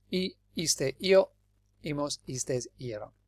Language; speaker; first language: Spanish; non-native, fluent; English